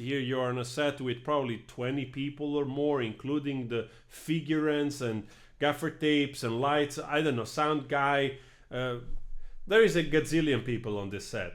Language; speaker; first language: English; non-native, fluent; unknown